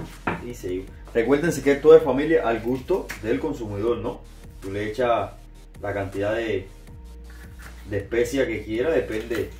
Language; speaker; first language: Spanish; native; Spanish